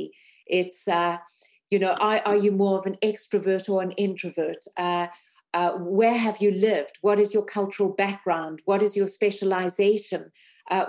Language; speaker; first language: English; native; English